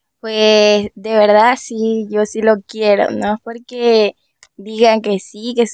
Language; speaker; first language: Spanish; native; Spanish